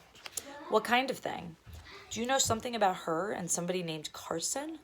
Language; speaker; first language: English; native; English